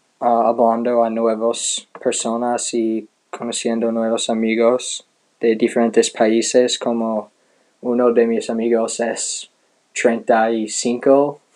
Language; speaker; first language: Spanish; non-native, learner; English